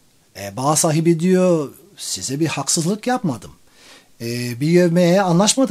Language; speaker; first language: Turkish; non-native, fluent; English